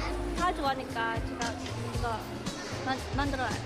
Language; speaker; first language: Korean; non-native, learner; Burmese